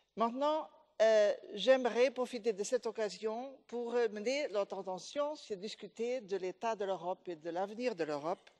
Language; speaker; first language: French; non-native, fluent; Portuguese